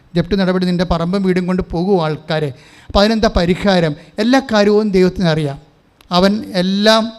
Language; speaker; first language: Malayalam; native; Malayalam